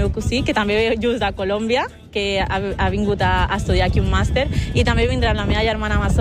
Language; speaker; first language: Catalan; native; Catalan